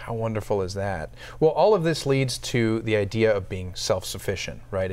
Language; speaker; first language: English; native; English